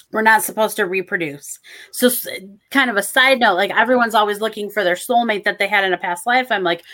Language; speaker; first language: English; native; English